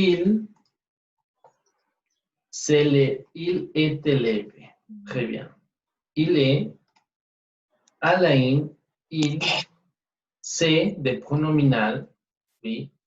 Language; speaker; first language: French; non-native, fluent; Spanish